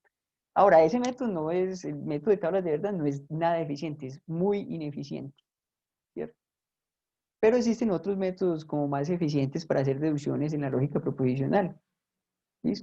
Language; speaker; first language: Spanish; native; Spanish